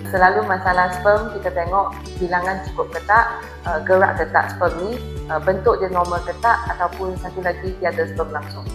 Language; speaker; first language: Malay; non-native, local second language; Chinese